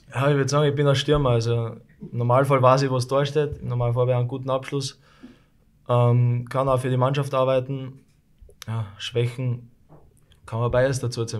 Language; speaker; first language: German; native; German